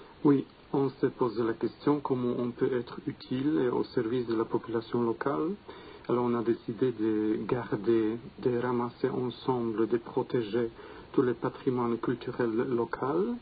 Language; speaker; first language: French; non-native, fluent; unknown